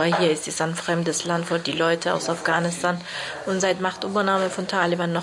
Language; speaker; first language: German; non-native, fluent; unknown